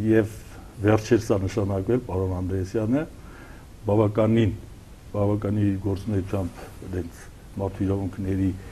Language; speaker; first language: Armenian; non-native, local second language; Kurdish